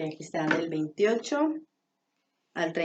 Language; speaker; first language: Spanish; native; Spanish